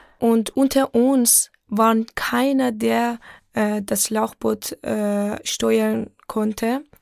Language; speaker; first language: German; non-native, fluent; Persian